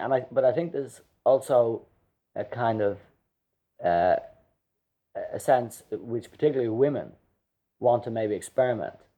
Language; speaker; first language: English; native; English